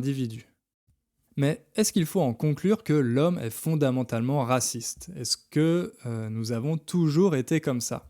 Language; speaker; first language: French; native; French